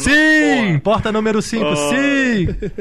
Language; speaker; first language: Portuguese; native; Portuguese